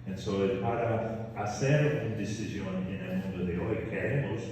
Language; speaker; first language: Spanish; non-native, fluent; English